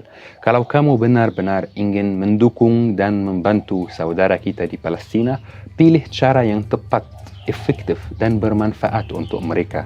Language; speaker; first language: Indonesian; non-native, fluent; Arabic